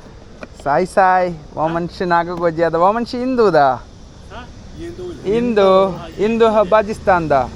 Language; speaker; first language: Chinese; non-native, learner; Malayalam